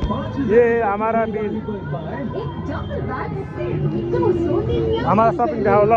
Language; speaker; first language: Hindi; non-native, learner; Nepali